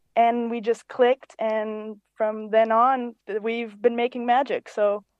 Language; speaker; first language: English; early bilingual, other home language; Greek